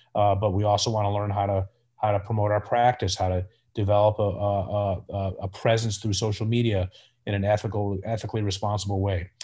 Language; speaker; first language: English; native; English